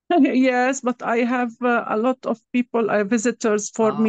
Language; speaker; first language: English; non-native, learner; Arabic